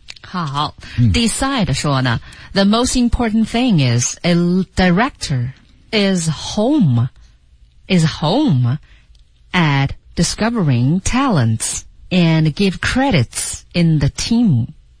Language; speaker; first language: English; non-native, fluent; Chinese